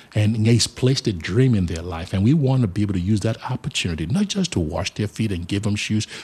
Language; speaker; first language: English; non-native, local second language; Yoruba